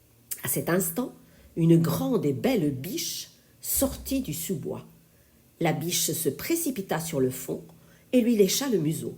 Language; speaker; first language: French; native; French